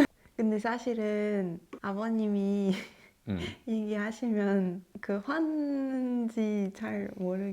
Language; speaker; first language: Korean; non-native, learner; French